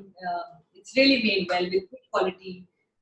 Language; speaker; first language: English; non-native, local second language; Hindi